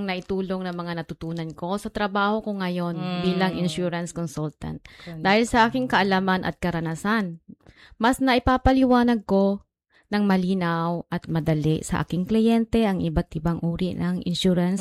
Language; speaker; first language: Filipino; non-native, local second language; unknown